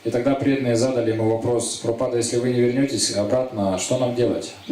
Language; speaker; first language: Russian; native; Russian